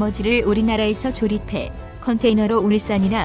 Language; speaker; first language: Korean; native; Korean